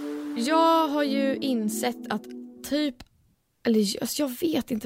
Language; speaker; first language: Swedish; native; Swedish